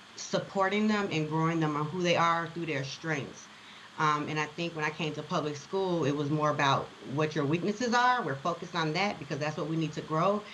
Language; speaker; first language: English; native; English